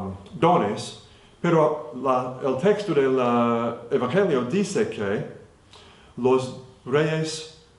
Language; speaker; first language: Spanish; non-native, fluent; English